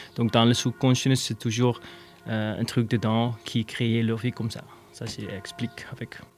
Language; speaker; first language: French; non-native, learner; Dutch